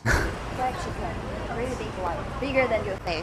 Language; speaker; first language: English; non-native, fluent; Chinese